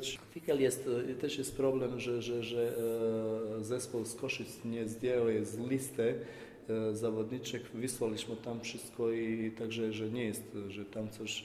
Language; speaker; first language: Polish; non-native, fluent; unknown